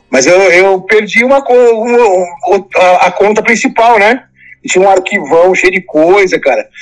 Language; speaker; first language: Portuguese; native; Portuguese